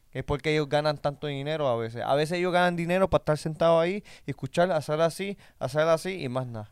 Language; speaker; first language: Spanish; early bilingual, heritage; Spanish